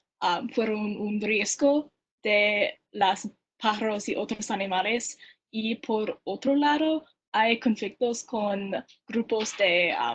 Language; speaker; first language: Spanish; non-native, learner; English